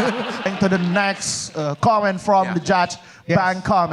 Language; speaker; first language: English; non-native, learner; Indonesian